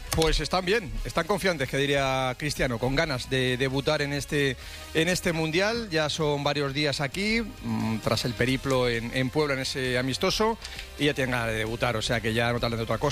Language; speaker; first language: Spanish; native; Spanish